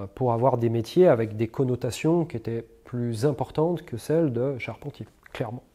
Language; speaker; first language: French; native; French